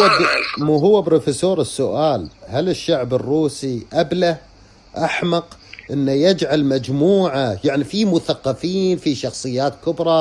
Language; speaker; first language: Arabic; native; Arabic